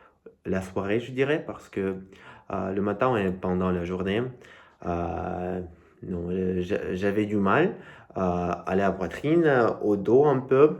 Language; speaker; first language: French; non-native, learner; Russian